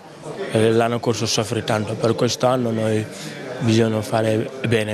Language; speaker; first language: Italian; non-native, learner; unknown